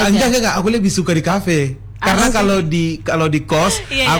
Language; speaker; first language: Indonesian; non-native, learner; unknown